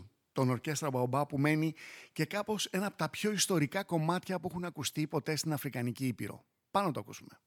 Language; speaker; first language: Greek; native; Greek